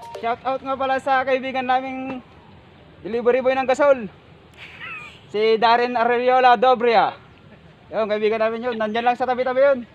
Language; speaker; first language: Filipino; non-native, local second language; Iloko